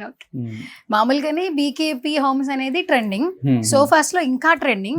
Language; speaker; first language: Telugu; native; Telugu